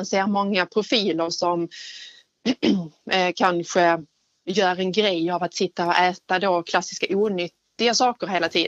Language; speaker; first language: Swedish; native; Swedish